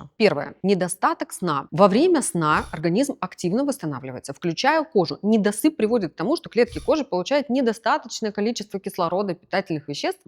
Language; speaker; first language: Russian; native; Russian